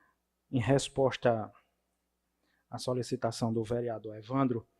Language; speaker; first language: Portuguese; native; Portuguese